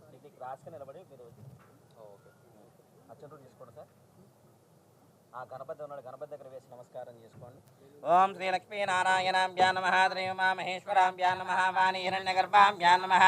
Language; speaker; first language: Telugu; native; Telugu